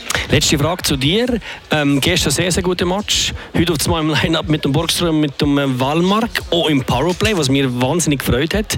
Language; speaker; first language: German; native; German